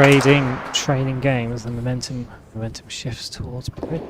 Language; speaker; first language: English; native; English